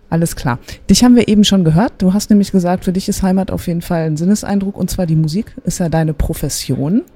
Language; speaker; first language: German; native; German